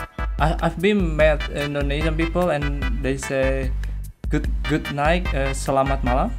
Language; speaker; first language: English; non-native, learner; Indonesian